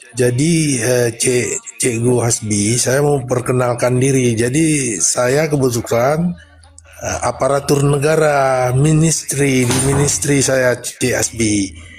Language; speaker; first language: Malay; non-native, local second language; Achinese